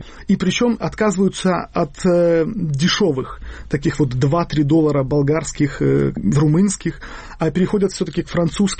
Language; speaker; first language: Russian; native; Russian